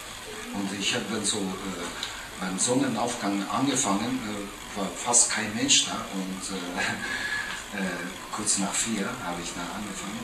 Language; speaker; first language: German; non-native, fluent; Japanese